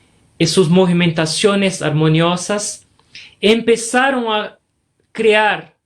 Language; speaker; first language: Spanish; non-native, fluent; Portuguese